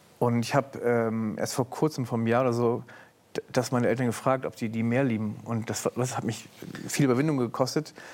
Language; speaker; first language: German; native; German